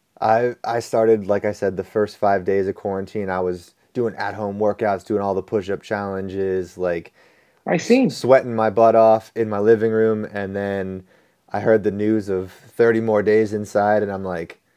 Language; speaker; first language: English; native; English